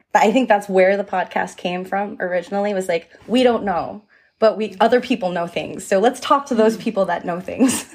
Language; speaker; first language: English; early bilingual, other home language; Japanese